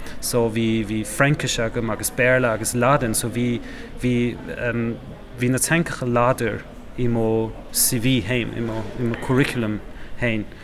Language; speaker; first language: Irish; non-native, fluent; German